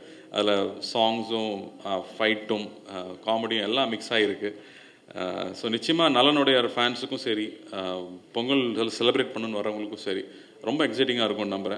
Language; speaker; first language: Tamil; native; Tamil